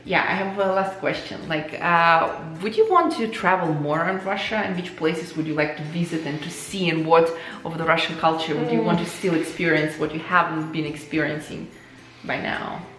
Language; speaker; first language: English; non-native, fluent; Russian